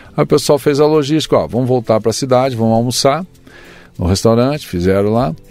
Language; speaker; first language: Portuguese; native; Portuguese